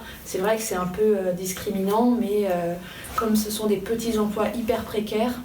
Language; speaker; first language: French; native; French